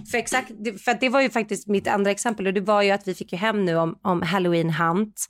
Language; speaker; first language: Swedish; native; Swedish